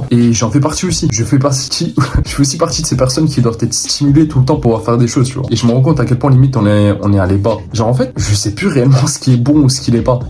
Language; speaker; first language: French; native; French